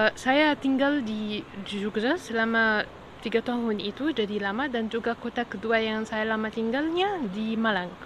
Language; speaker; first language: Indonesian; non-native, fluent; Arabic